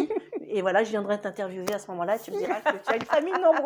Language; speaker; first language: French; native; French